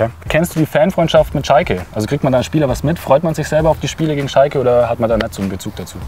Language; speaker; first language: German; native; German